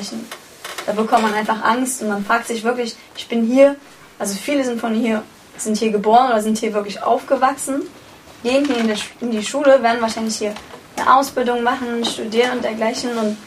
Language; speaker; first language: German; early bilingual, other home language; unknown